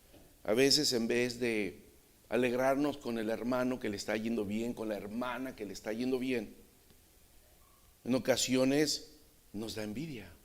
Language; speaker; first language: Spanish; native; Spanish